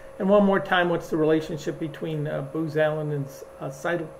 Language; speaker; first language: English; native; English